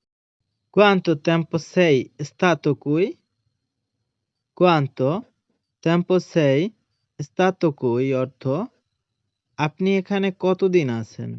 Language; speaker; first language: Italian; non-native, learner; Bangla